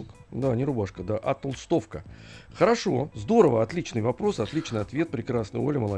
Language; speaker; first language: Russian; native; Russian